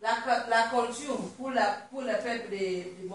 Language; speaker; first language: French; non-native, learner; Swahili